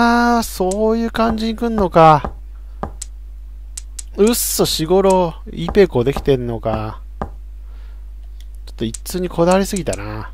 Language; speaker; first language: Japanese; native; Japanese